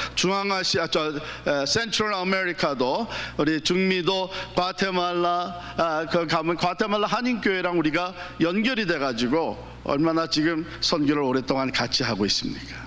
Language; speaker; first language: Korean; native; Korean